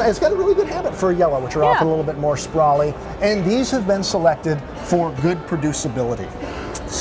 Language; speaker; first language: English; native; English